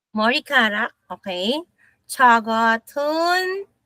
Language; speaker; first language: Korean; non-native, fluent; Filipino